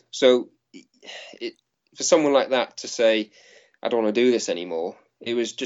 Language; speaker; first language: English; native; English